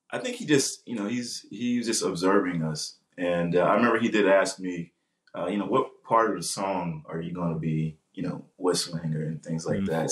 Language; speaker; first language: English; native; English